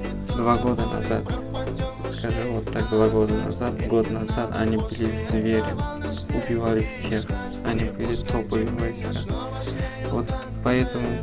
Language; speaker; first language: Russian; non-native, fluent; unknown